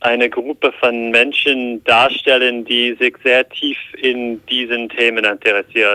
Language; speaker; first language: German; non-native, fluent; English